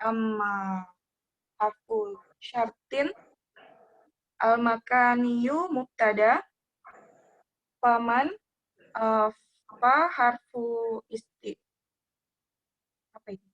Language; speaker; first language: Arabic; non-native, learner; Indonesian